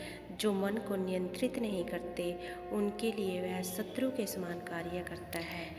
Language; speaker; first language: Hindi; native; Hindi